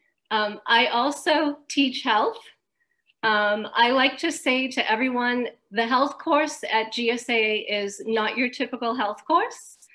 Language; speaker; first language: English; native; English